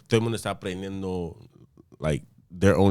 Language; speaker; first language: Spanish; early bilingual, other home language; English